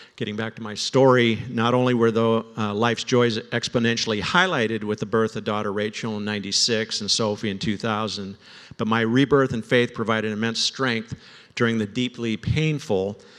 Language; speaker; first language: English; native; English